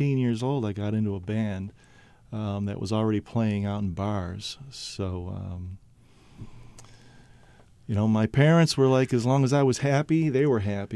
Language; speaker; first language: English; native; English